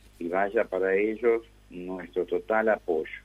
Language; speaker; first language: Spanish; native; Spanish